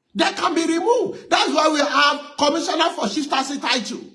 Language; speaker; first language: English; non-native, local second language; Yoruba